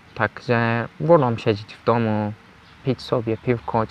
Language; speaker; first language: Polish; non-native, learner; Turkish